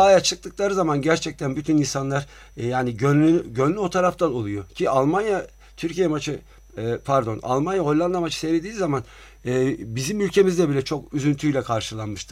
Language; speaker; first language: Turkish; native; Turkish